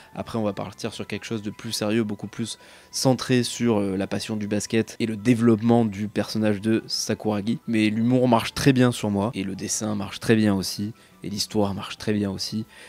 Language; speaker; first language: French; native; French